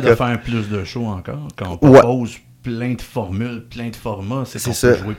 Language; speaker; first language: French; native; French